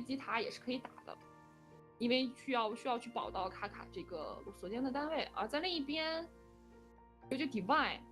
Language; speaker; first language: Chinese; native; Chinese